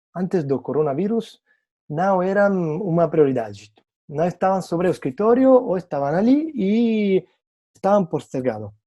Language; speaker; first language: Portuguese; non-native, fluent; Italian